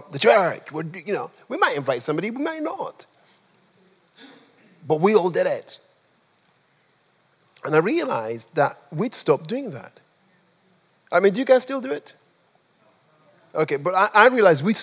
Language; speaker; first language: English; non-native, local second language; Yoruba